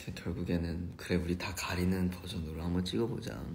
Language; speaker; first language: Korean; early bilingual, heritage; Korean